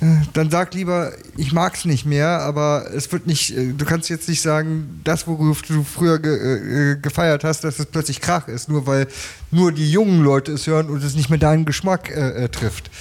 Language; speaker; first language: German; native; German